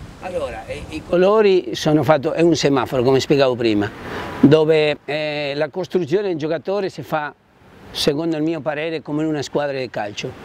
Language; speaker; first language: Italian; non-native, fluent; Spanish